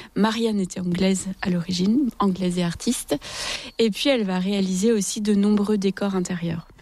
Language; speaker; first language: French; native; French